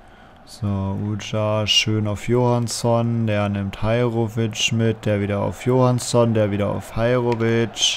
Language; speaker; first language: German; native; German